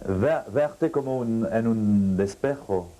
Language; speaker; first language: Spanish; non-native, fluent; French